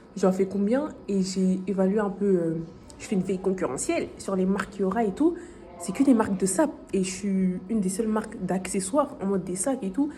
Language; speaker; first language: French; native; French